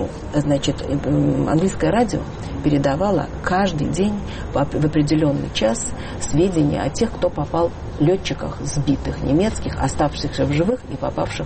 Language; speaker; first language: Russian; native; Russian